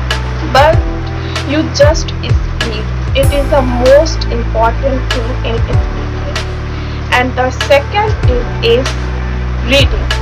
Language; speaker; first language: English; non-native, learner; Hindi